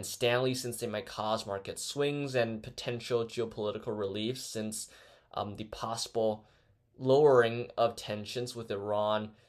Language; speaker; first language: English; non-native, fluent; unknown